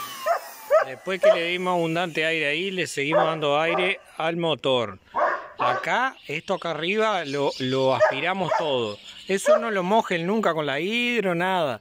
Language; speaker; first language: Spanish; native; Spanish